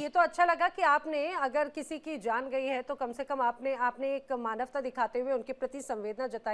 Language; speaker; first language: Hindi; native; Hindi